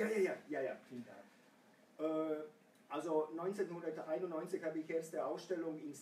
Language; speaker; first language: German; non-native, fluent; Croatian